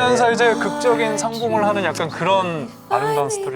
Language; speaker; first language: Korean; native; Korean